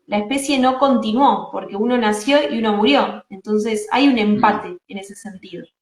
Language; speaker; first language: Spanish; native; Spanish